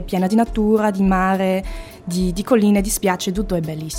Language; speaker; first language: Italian; non-native, fluent; German